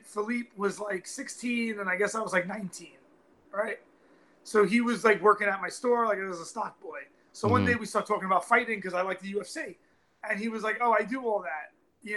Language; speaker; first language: English; native; English